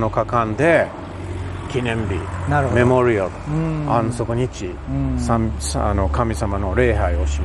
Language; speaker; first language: Japanese; non-native, fluent; English